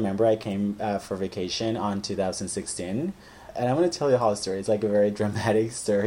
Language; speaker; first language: English; non-native, fluent; Spanish